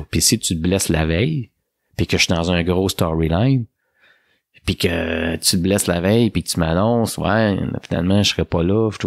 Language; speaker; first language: French; native; French